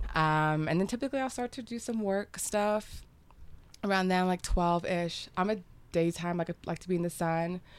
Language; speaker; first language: English; native; English